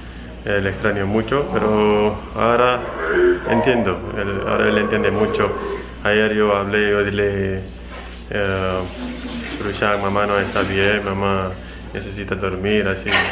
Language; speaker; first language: Spanish; non-native, learner; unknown